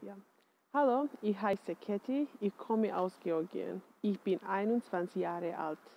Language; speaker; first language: German; non-native, learner; Georgian